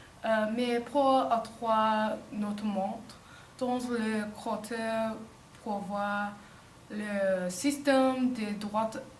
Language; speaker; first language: French; non-native, learner; English